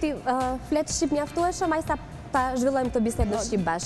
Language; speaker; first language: Albanian; native; Albanian